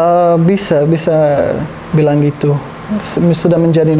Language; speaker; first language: Indonesian; non-native, learner; Arabic